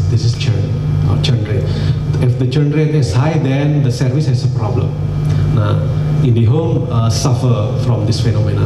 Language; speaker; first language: English; non-native, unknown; Indonesian